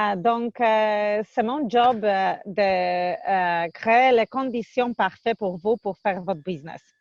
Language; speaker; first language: French; non-native, fluent; Polish